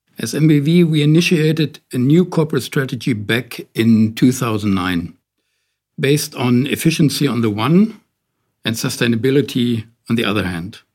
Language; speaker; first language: English; non-native, fluent; German